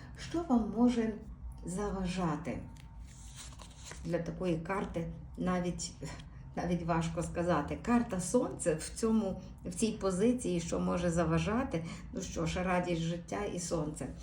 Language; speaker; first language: Ukrainian; native; Ukrainian